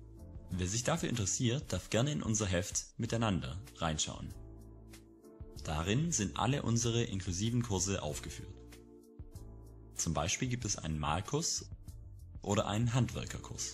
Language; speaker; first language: German; native; German